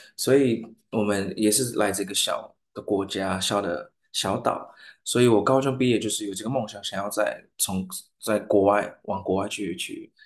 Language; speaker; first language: Chinese; non-native, fluent; English